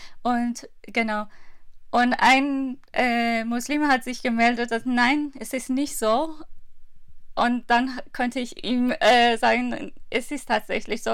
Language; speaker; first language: German; non-native, fluent; Persian